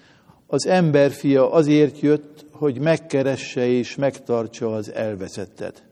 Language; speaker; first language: Hungarian; native; Hungarian